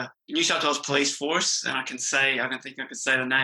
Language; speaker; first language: English; native; English